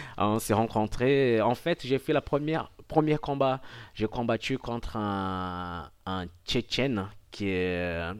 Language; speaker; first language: French; non-native, fluent; Portuguese